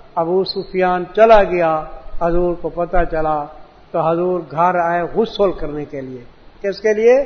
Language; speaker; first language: Urdu; non-native, local second language; Punjabi